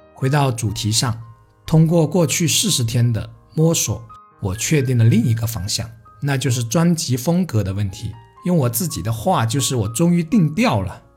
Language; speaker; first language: Chinese; non-native, local second language; Cantonese